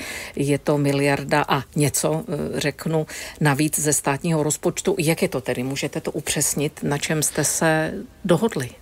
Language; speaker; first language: Czech; native; Czech